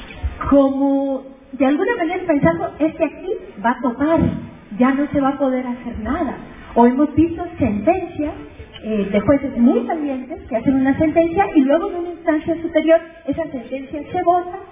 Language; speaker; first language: Spanish; native; Spanish